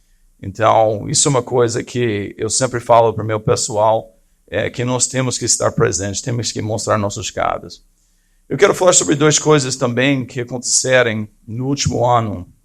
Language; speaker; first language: Portuguese; non-native, fluent; English